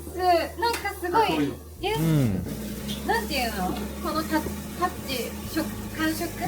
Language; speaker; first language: Japanese; native; Japanese